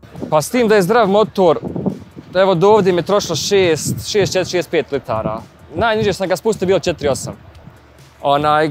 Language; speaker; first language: Bosnian; native; Bosnian